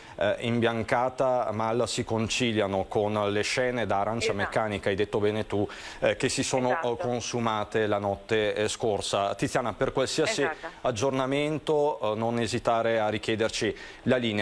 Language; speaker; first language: Italian; native; Italian